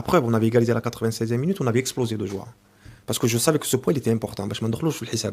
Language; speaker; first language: French; native; French